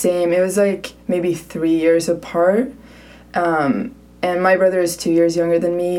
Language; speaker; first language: English; non-native, fluent; Swedish